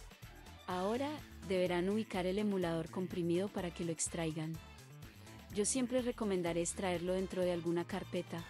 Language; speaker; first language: Spanish; native; Spanish